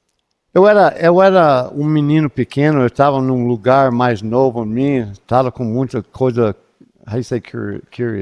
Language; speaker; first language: Portuguese; non-native, fluent; English